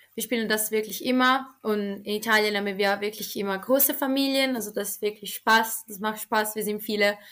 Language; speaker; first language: German; non-native, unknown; Italian